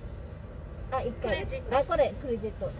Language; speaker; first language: Japanese; non-native, learner; Filipino